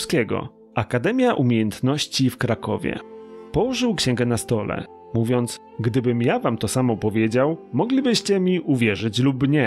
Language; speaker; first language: Polish; native; Polish